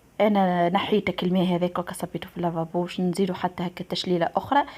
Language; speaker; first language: Arabic; native; Arabic